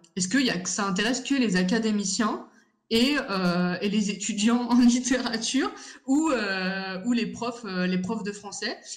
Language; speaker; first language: French; native; French